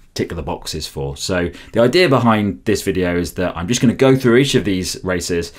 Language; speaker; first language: English; native; English